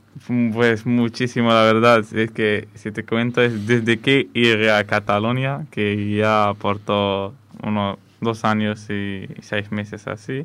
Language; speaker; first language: Spanish; non-native, fluent; Arabic